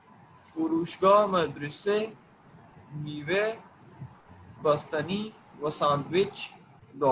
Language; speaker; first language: Persian; non-native, learner; Urdu